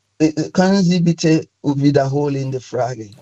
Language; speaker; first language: German; non-native, fluent; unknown